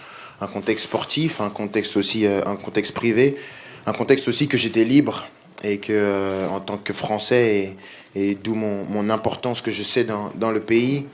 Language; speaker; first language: French; native; French